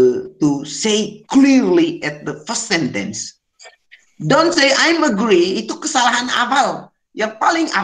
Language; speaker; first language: English; non-native, learner; Indonesian